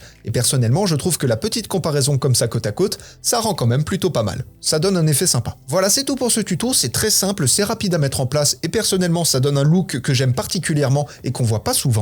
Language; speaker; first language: French; native; French